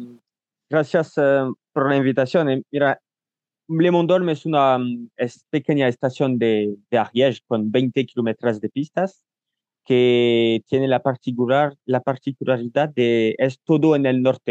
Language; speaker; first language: Spanish; non-native, learner; French